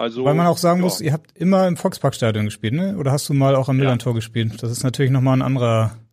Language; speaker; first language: German; native; German